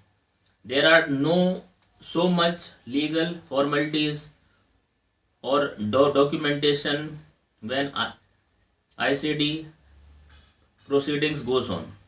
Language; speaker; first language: English; non-native, local second language; Hindi